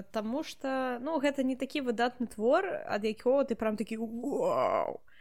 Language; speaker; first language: Belarusian; non-native, local second language; Russian